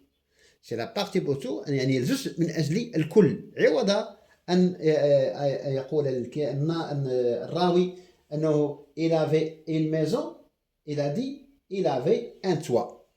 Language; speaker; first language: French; non-native, local second language; Arabic